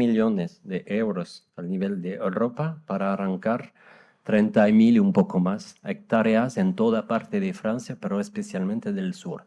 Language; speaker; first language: Spanish; non-native, fluent; French